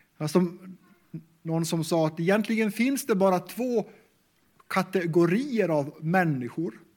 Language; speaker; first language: Swedish; native; Swedish